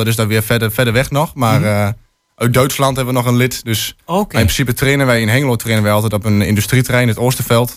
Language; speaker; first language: Dutch; native; Dutch